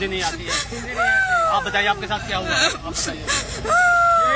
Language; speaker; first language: Hindi; native; Hindi